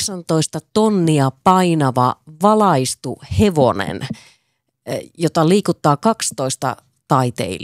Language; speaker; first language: Finnish; native; Finnish